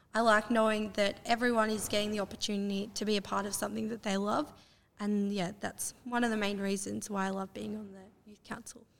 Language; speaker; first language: English; native; English